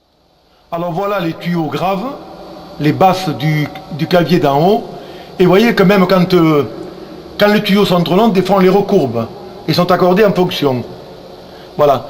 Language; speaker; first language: French; native; French